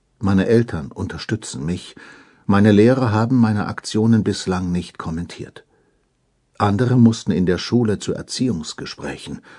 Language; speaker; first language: German; native; German